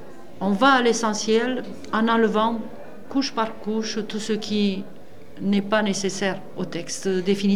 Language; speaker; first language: French; non-native, fluent; Romanian